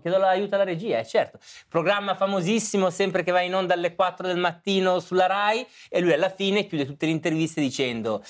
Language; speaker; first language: Italian; native; Italian